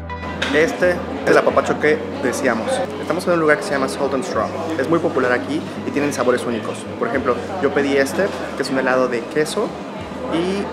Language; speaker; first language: Spanish; native; Spanish